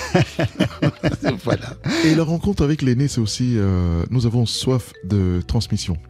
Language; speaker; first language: French; non-native, local second language; Duala